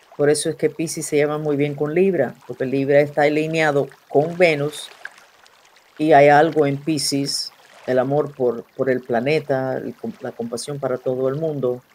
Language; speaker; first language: Spanish; non-native, fluent; English